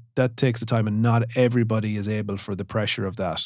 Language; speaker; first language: English; native; English